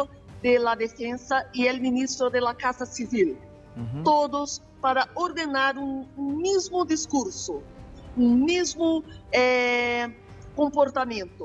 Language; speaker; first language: Spanish; non-native, fluent; Portuguese